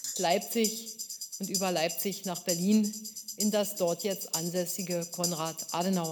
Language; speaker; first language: German; native; German